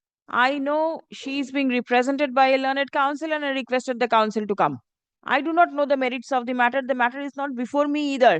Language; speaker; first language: English; non-native, local second language; Bangla